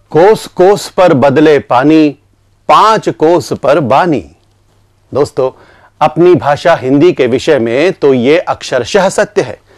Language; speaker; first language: Hindi; native; Hindi